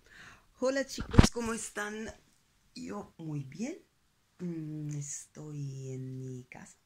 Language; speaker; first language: Spanish; non-native, learner; Italian